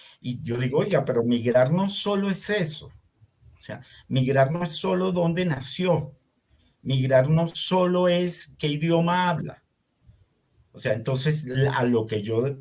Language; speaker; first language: Spanish; early bilingual, other home language; Hungarian